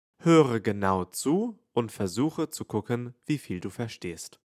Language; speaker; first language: German; native; German